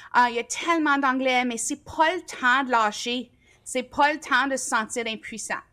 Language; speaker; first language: French; native; French